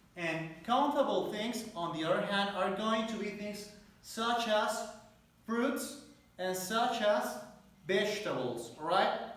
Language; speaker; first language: English; non-native, fluent; Spanish